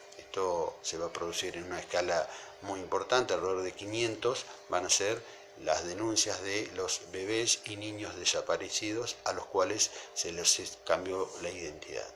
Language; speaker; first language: Spanish; native; Spanish